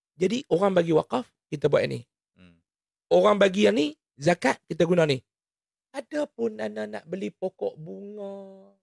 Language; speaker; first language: Malay; native; Malay